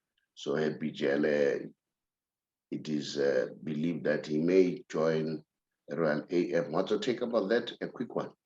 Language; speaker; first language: English; non-native, local second language; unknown